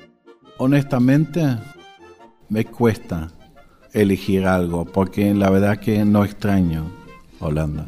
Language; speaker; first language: Spanish; non-native, fluent; Dutch